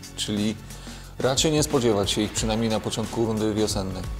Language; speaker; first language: Polish; native; Polish